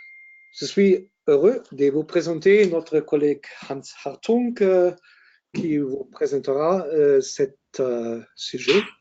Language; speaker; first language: French; non-native, learner; German